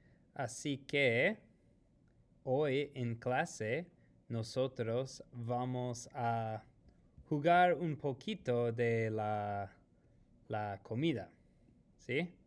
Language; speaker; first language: Spanish; non-native, fluent; English